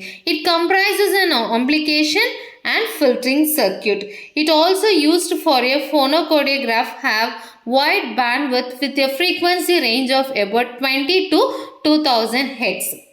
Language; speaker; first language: English; non-native, local second language; Tamil